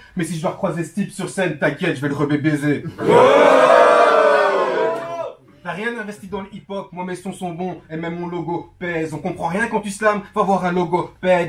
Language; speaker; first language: French; early bilingual, other home language; Turkish